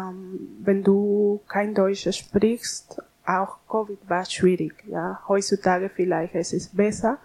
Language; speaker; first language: German; non-native, learner; Spanish